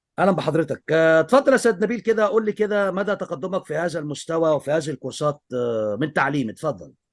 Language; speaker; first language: Egyptian Arabic; native; Egyptian Arabic